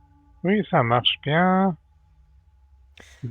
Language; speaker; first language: French; non-native, learner; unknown